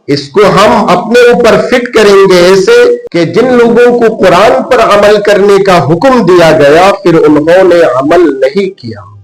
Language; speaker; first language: Urdu; non-native, local second language; Bangla